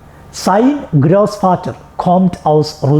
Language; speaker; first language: German; non-native, fluent; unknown